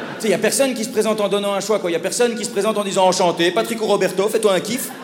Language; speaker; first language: French; native; French